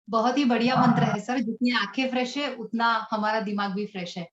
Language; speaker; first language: Hindi; non-native, local second language; Marathi